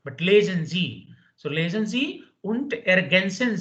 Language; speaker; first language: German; non-native, fluent; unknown